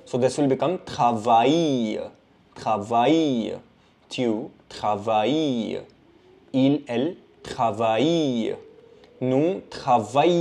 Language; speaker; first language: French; non-native, fluent; Hindi